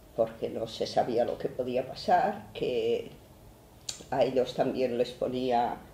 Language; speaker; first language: Spanish; native; Spanish